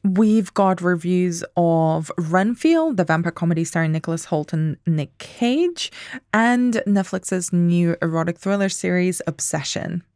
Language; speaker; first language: English; non-native, fluent; Spanish